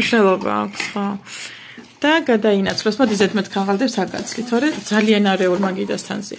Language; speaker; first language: Georgian; native; Georgian